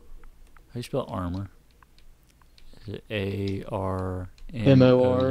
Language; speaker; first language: English; native; English